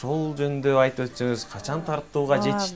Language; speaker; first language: Kyrgyz; native; Kyrgyz